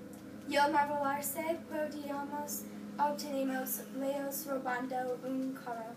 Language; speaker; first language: Spanish; non-native, learner; English